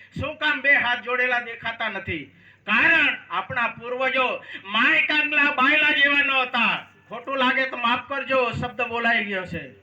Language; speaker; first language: Gujarati; non-native, local second language; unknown